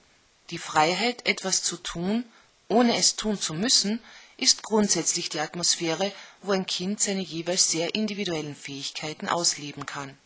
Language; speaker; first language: German; native; German